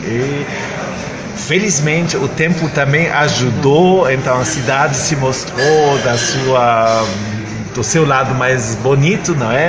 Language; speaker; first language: Portuguese; non-native, fluent; German